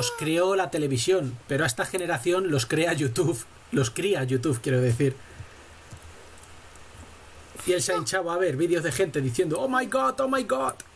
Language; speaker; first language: Spanish; native; Spanish